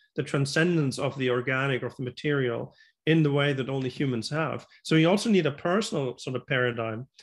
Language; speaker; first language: English; non-native, fluent; German